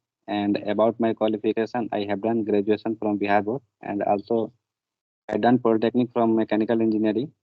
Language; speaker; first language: English; non-native, learner; Hindi